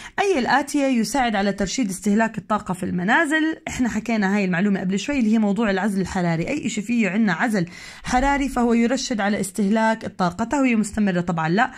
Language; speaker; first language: Arabic; native; Arabic